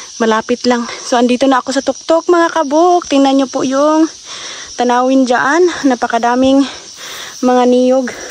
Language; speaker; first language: Filipino; non-native, local second language; Cebuano